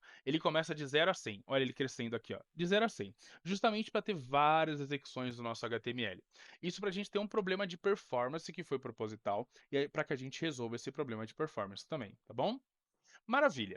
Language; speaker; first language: Portuguese; native; Portuguese